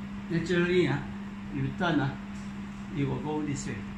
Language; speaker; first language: English; non-native, local second language; Chinese